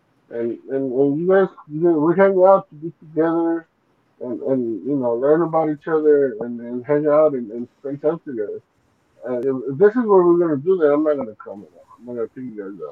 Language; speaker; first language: English; early bilingual, other home language; Spanish